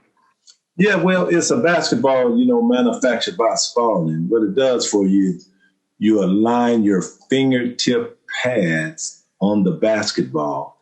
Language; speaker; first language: English; native; English